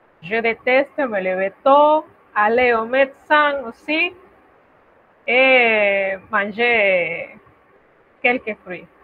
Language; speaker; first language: French; non-native, fluent; Spanish